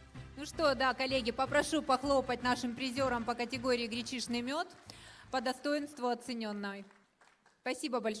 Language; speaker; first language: Russian; native; Russian